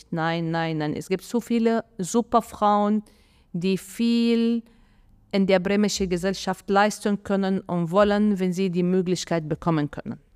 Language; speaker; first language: German; non-native, fluent; Arabic